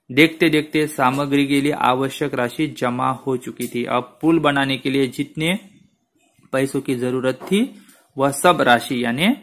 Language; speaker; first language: Hindi; non-native, local second language; Marathi